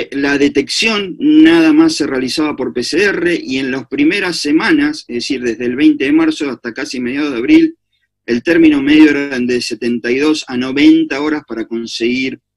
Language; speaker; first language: Spanish; native; Spanish